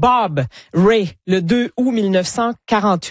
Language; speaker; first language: French; native; French